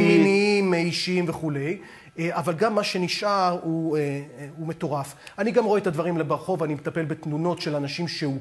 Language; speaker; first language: Hebrew; native; Hebrew